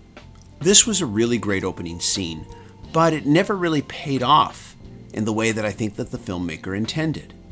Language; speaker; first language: English; native; English